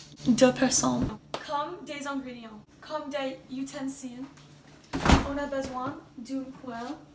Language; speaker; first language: French; non-native, learner; English